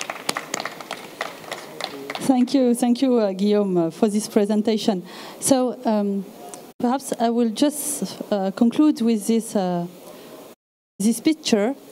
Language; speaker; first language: English; non-native, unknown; French